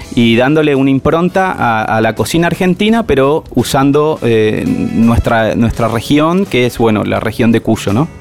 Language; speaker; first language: Spanish; native; Spanish